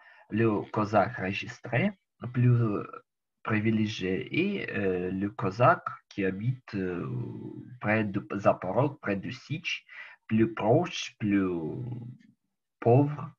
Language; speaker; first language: French; non-native, learner; Ukrainian